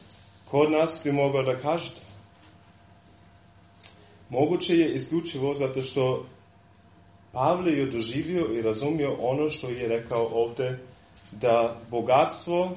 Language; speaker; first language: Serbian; non-native, fluent; German